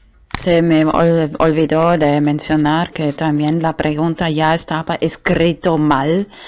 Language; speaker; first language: Spanish; non-native, fluent; German